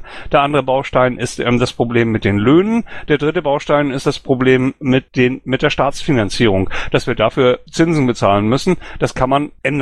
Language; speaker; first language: German; native; German